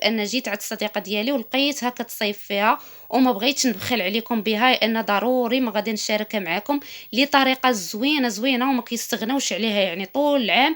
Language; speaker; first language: Arabic; native; Arabic